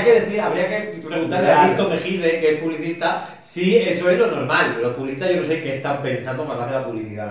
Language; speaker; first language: Spanish; native; Spanish